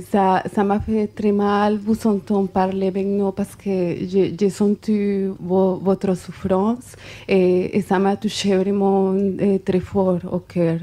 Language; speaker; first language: French; non-native, fluent; Spanish